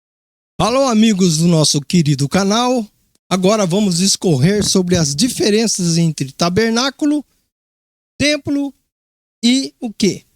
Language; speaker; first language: Portuguese; native; Portuguese